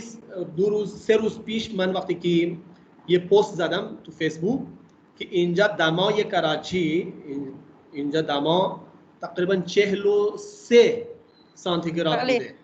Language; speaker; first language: Persian; non-native, fluent; Urdu